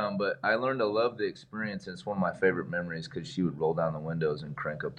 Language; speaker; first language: English; native; English